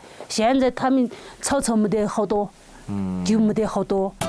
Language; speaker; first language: Chinese; non-native, local second language; Tibetan